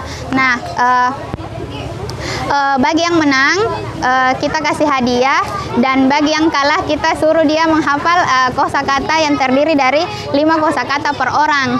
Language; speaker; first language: Indonesian; native; Indonesian